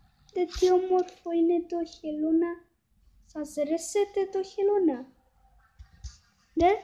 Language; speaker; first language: Greek; early bilingual, heritage; Greek